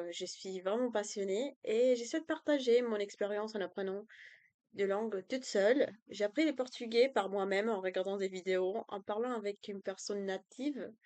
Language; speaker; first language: French; non-native, fluent; Spanish